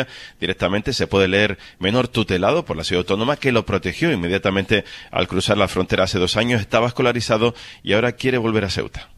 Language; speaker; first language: Spanish; native; Spanish